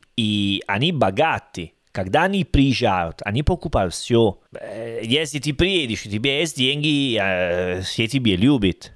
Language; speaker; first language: Russian; non-native, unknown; Italian